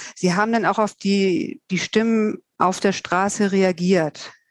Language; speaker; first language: German; non-native, fluent; Russian